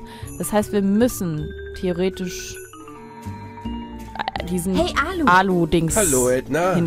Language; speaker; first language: German; native; German